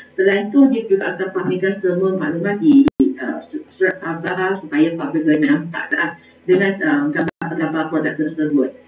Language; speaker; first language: Malay; non-native, local second language; Chinese